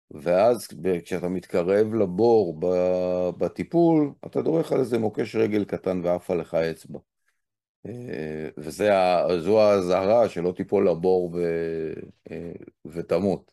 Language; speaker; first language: Hebrew; native; Hebrew